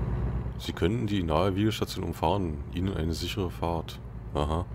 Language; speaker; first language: German; native; German